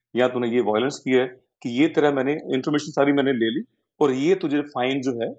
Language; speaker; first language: Hindi; native; Hindi